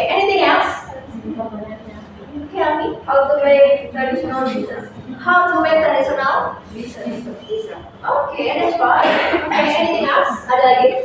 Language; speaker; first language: English; non-native, learner; Indonesian